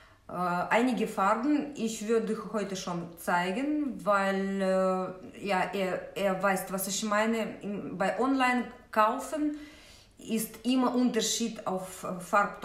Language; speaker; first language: German; non-native, fluent; Russian